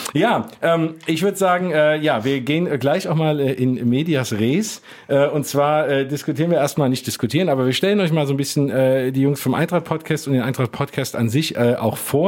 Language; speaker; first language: German; native; German